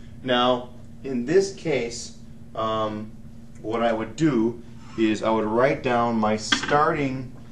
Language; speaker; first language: English; native; English